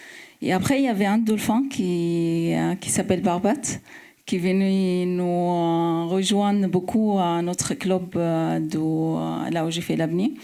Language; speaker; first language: French; non-native, fluent; Arabic